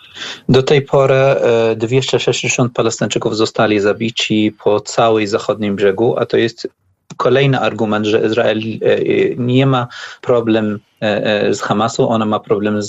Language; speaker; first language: Polish; non-native, learner; Arabic